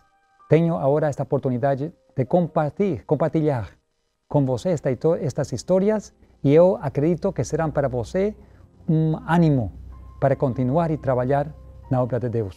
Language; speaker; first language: Portuguese; non-native, learner; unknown